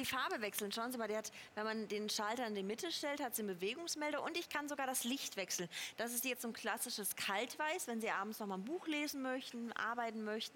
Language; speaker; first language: German; native; German